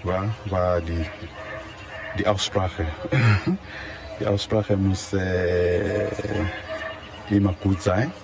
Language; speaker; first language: German; non-native, learner; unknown